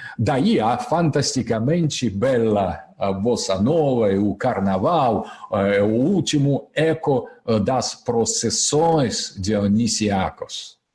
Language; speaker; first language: Portuguese; non-native, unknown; Russian